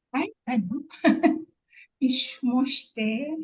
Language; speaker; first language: German; non-native, learner; Filipino